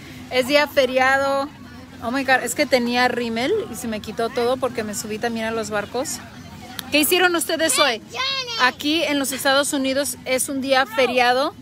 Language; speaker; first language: Spanish; early bilingual, heritage; Spanish